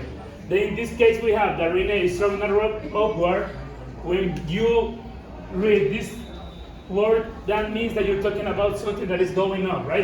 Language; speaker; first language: English; non-native, fluent; Spanish